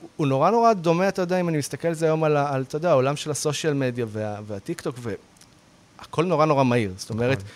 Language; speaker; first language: Hebrew; native; Hebrew